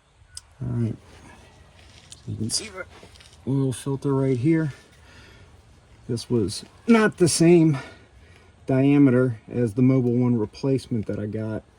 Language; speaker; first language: English; native; English